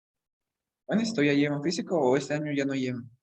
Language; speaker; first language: Spanish; native; Spanish